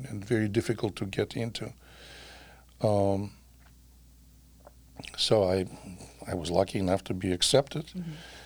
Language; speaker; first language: English; non-native, fluent; Russian